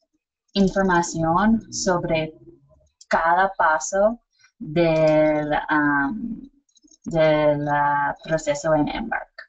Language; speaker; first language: Spanish; non-native, fluent; English